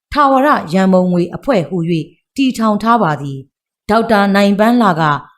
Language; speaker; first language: Burmese; native; Burmese